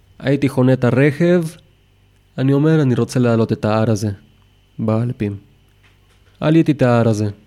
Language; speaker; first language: Hebrew; non-native, fluent; Spanish